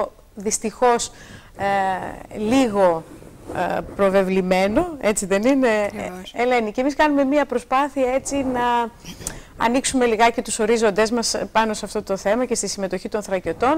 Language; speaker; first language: Greek; native; Greek